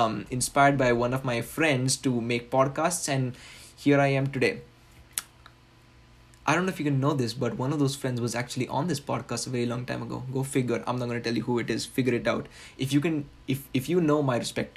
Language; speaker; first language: English; non-native, local second language; Marathi